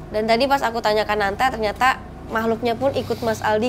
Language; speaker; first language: Indonesian; native; Indonesian